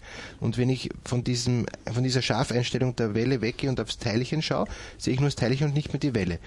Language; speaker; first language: German; native; German